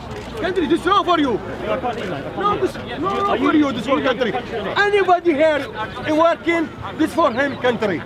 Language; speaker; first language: English; non-native, learner; Arabic